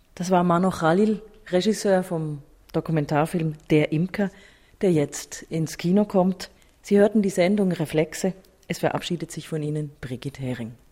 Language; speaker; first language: German; native; German